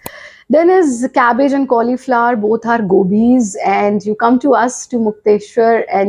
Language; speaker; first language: English; non-native, local second language; Hindi